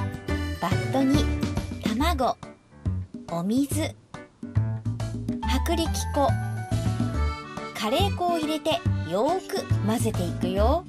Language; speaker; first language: Japanese; native; Japanese